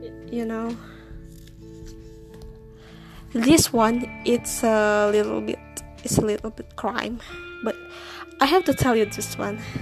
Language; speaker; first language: English; non-native, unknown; Indonesian